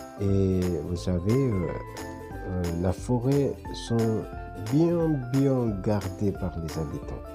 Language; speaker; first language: French; non-native, fluent; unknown